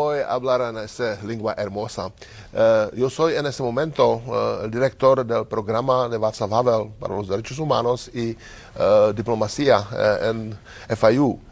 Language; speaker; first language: Spanish; non-native, learner; Czech